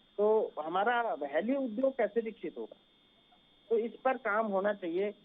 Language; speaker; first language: Hindi; native; Hindi